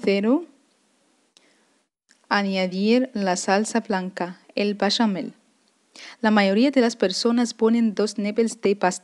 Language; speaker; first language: Spanish; non-native, fluent; Arabic